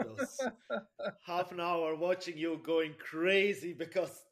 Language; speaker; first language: English; non-native, fluent; German